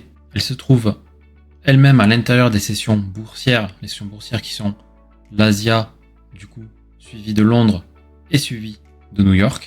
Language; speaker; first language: French; native; French